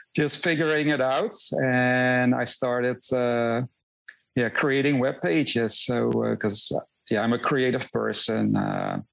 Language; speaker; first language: English; non-native, fluent; Dutch